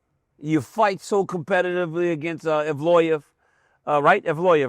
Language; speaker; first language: English; native; English